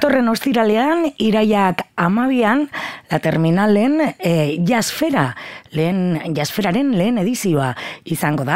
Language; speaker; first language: Basque; native; Basque